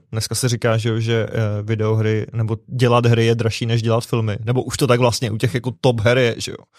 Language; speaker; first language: Czech; native; Czech